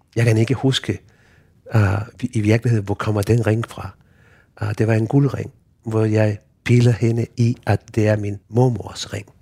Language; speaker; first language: Danish; non-native, fluent; Spanish